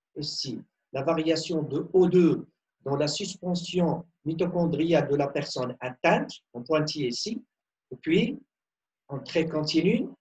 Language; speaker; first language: French; non-native, local second language; Arabic